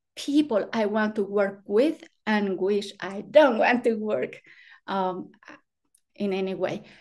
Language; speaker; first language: English; non-native, fluent; Spanish